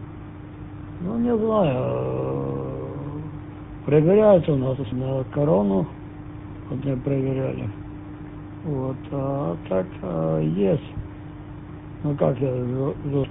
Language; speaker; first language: Russian; native; Russian